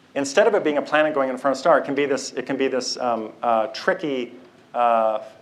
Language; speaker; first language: English; native; English